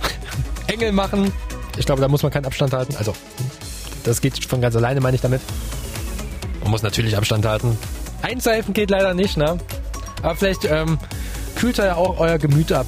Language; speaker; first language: German; native; German